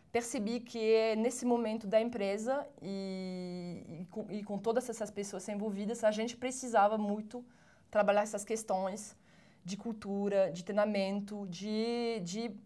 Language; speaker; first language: Portuguese; non-native, fluent; French